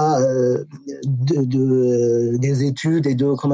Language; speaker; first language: French; non-native, fluent; Persian